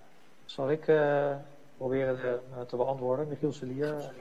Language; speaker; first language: Dutch; native; Dutch